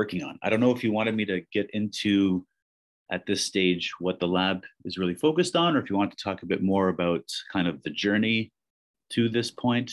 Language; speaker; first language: English; native; English